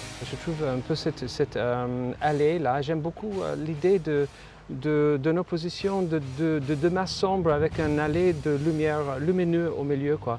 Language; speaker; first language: French; non-native, fluent; English